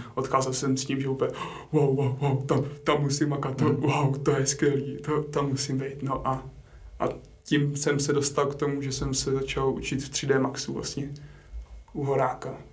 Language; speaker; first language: Czech; native; Czech